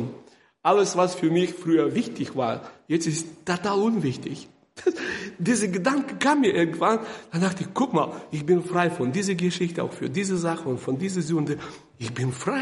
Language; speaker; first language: German; non-native, fluent; Russian